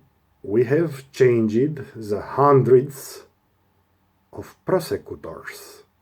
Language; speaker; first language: English; non-native, learner; Romanian